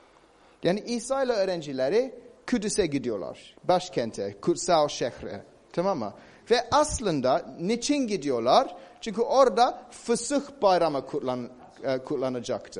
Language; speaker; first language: Turkish; non-native, fluent; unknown